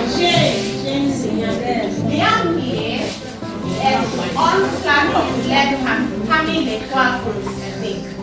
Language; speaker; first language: French; non-native, learner; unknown